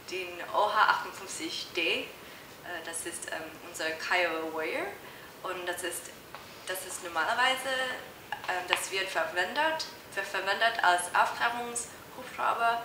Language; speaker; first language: German; non-native, fluent; English